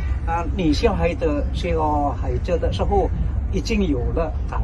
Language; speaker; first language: Chinese; non-native, learner; Indonesian